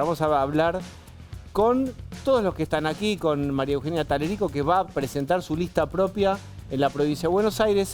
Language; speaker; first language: Spanish; native; Spanish